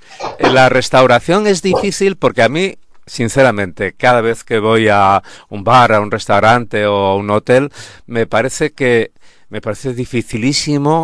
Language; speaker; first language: Spanish; native; Spanish